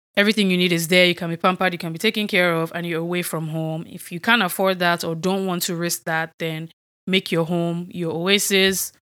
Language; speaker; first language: English; non-native, local second language; Yoruba